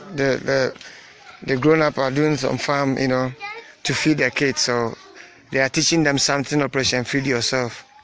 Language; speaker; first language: English; non-native, local second language; Akan